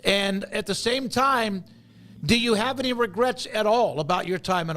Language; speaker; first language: English; native; English